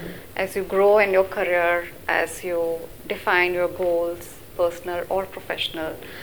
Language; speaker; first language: English; non-native, local second language; Hindi